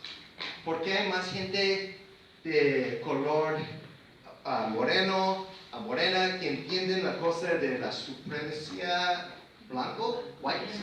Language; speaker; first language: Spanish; non-native, fluent; English